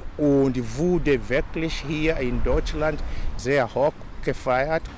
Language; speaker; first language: German; non-native, local second language; Swahili